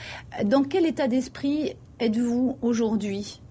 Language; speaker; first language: French; native; French